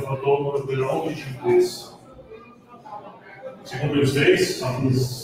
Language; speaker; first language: Portuguese; native; Portuguese